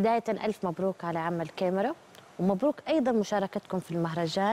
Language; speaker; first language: Arabic; native; Arabic